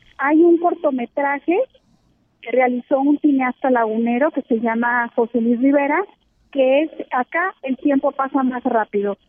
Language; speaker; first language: Spanish; native; Spanish